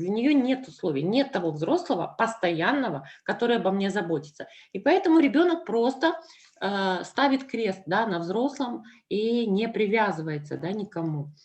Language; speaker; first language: Russian; native; Russian